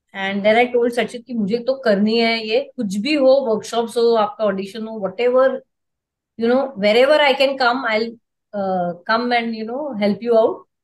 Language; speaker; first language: Hindi; non-native, local second language; Marathi